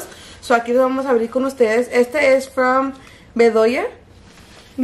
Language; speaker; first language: Spanish; early bilingual, heritage; Spanish